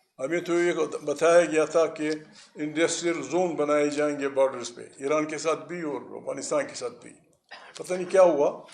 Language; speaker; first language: Urdu; non-native, local second language; Pashto